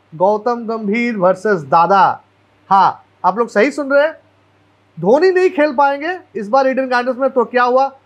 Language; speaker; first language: Hindi; non-native, local second language; Bangla